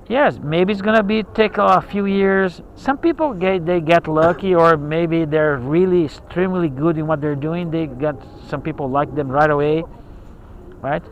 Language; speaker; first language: English; non-native, learner; Chinese